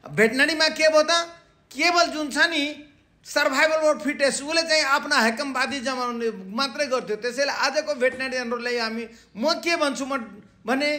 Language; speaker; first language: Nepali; non-native, local second language; Maithili